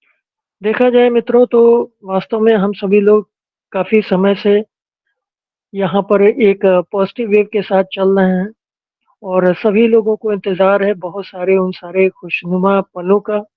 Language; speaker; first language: Hindi; native; Hindi